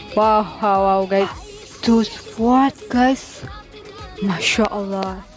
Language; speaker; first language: English; non-native, learner; Indonesian